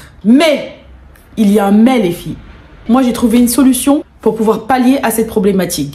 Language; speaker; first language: French; native; French